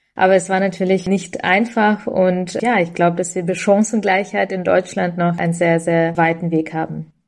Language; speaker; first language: German; early bilingual, other home language; Russian